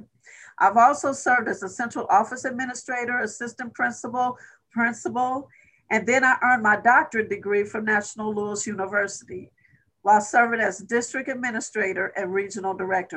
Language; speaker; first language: English; native; English